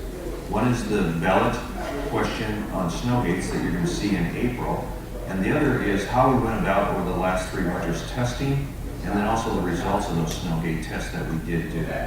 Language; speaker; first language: English; native; English